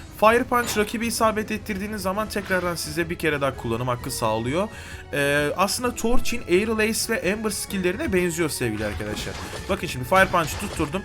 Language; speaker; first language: Turkish; native; Turkish